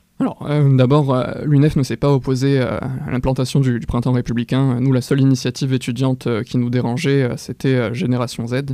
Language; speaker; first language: French; native; French